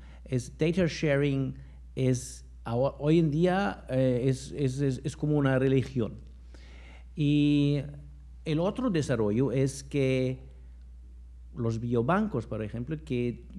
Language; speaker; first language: Spanish; non-native, fluent; German